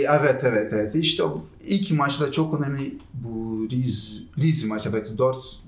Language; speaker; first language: Turkish; non-native, learner; Portuguese